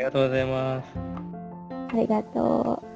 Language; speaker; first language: Japanese; non-native, learner; Malay